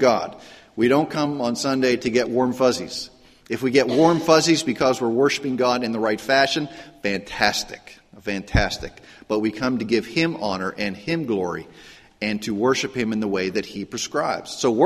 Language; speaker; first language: English; native; English